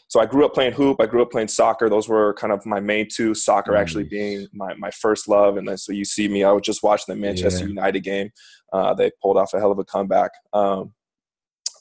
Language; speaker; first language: English; native; English